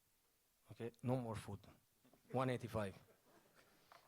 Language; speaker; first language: English; non-native, learner; Italian